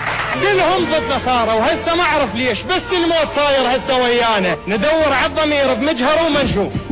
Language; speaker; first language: Arabic; native; Arabic